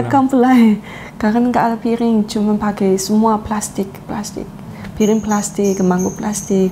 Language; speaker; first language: Indonesian; non-native, learner; Chinese